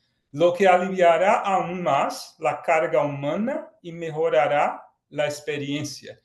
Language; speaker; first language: Spanish; non-native, fluent; Portuguese